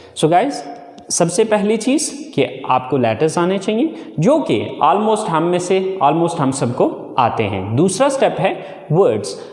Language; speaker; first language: Urdu; native; Urdu